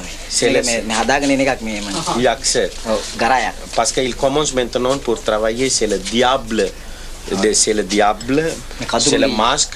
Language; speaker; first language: French; non-native, fluent; Sinhala